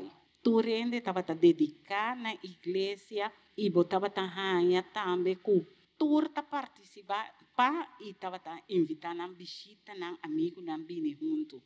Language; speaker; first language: Portuguese; non-native, learner; Papiamento